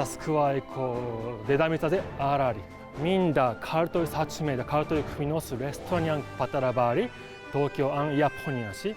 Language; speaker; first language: Georgian; non-native, learner; Japanese